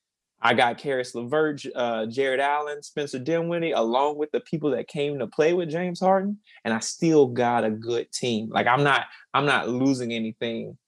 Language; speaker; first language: English; native; English